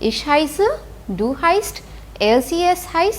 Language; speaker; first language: German; non-native, fluent; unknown